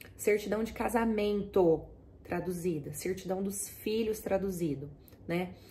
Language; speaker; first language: Portuguese; native; Portuguese